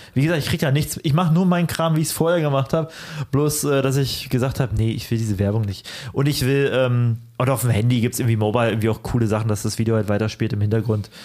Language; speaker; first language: German; early bilingual, other home language; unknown